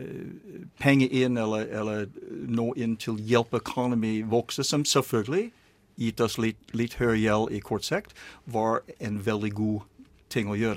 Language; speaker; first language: Norwegian; non-native, learner; English